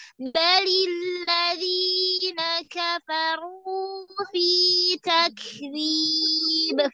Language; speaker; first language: Arabic; non-native, learner; Indonesian